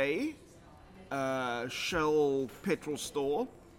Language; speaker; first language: English; native; English